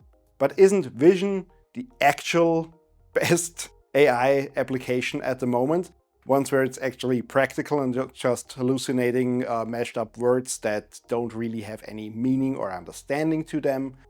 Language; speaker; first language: English; non-native, fluent; German